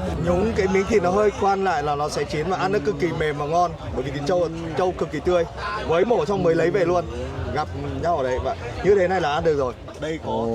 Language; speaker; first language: Vietnamese; native; Vietnamese